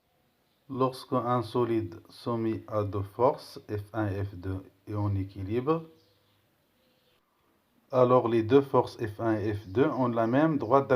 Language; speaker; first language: French; non-native, local second language; Arabic